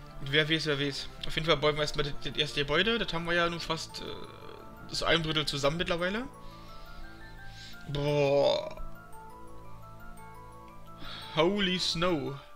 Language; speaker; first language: German; native; German